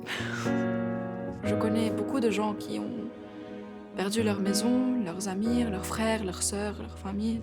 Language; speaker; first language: French; non-native, local second language; Arabic